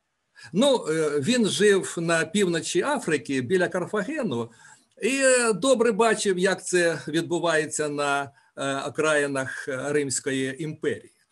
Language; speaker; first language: Ukrainian; native; Ukrainian